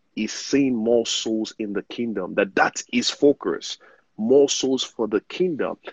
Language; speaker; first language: English; non-native, local second language; Yoruba